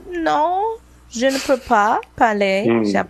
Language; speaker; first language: French; non-native, learner; English